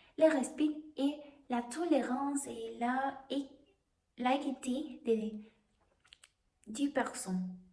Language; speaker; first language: French; non-native, learner; Spanish